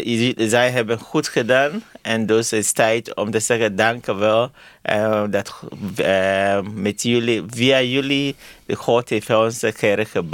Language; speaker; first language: Dutch; non-native, learner; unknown